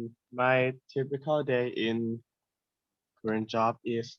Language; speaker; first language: English; non-native, learner; Thai